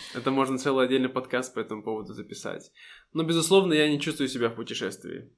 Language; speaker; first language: Russian; native; Russian